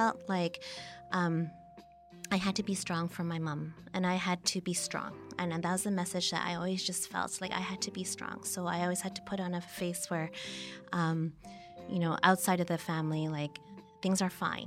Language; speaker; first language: English; native; English